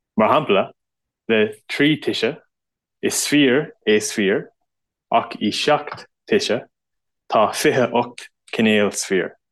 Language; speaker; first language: Irish; non-native, local second language; English